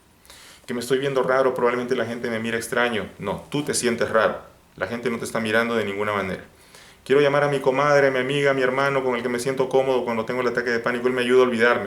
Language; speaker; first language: Spanish; native; Spanish